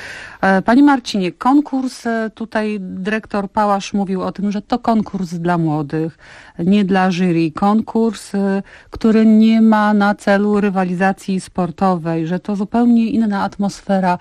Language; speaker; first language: Polish; native; Polish